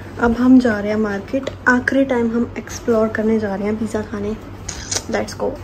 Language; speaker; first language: Hindi; non-native, local second language; Punjabi